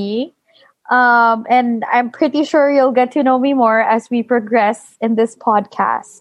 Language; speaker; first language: English; non-native, local second language; Filipino